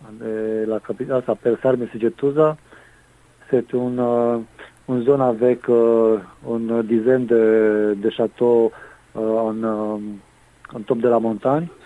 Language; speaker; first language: French; non-native, fluent; Romanian